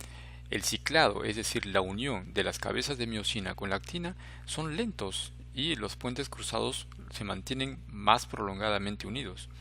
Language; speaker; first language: Spanish; native; Spanish